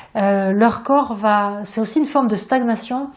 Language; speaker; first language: French; native; French